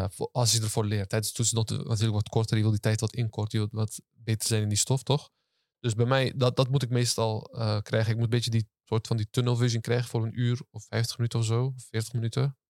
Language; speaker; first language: Dutch; early bilingual, other home language; Turkish